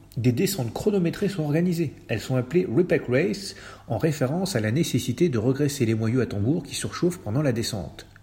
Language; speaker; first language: French; native; French